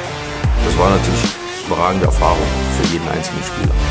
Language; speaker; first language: German; native; German